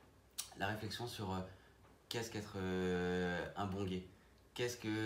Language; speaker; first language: French; native; French